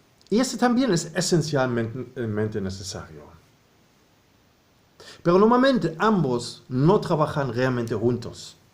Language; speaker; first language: Spanish; non-native, fluent; German